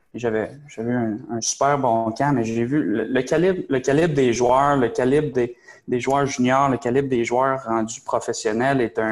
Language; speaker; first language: French; native; French